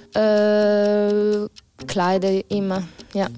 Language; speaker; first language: German; non-native, fluent; Italian